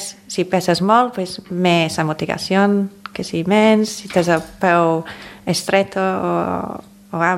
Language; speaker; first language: Catalan; non-native, fluent; English